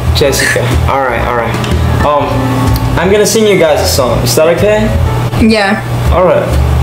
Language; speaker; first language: English; non-native, local second language; Filipino